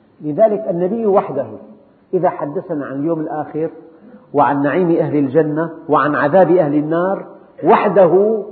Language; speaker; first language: Arabic; native; Arabic